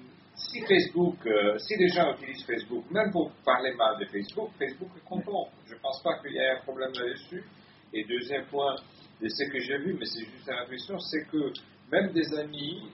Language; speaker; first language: French; native; French